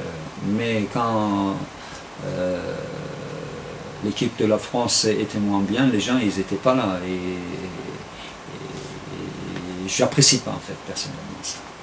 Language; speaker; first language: French; non-native, fluent; Turkish